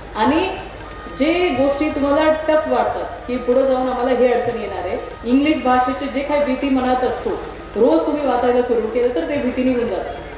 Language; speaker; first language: Marathi; non-native, fluent; Kannada